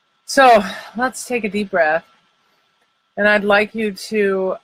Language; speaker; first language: English; native; English